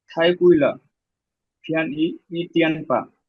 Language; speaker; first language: Chinese; non-native, learner; Bangla